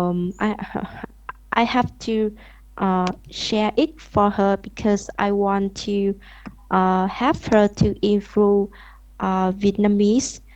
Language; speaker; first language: English; non-native, learner; Vietnamese